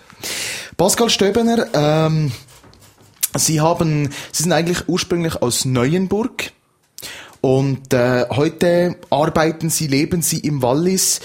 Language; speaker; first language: German; native; German